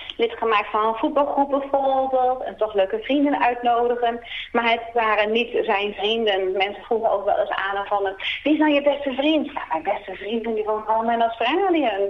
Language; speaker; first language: Dutch; native; Dutch